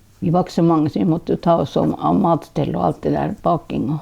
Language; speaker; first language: Norwegian; non-native, local second language; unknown